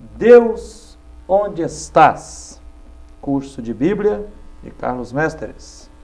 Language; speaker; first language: Portuguese; native; Portuguese